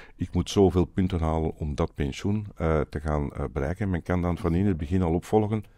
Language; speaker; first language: Dutch; native; Dutch